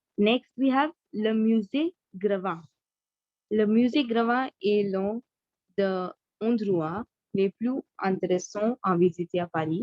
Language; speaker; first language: French; non-native, learner; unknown